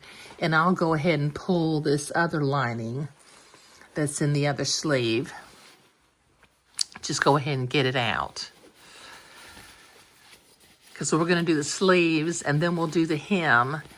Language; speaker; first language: English; native; English